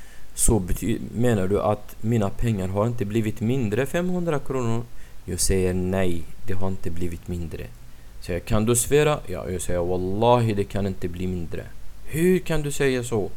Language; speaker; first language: Swedish; non-native, fluent; Arabic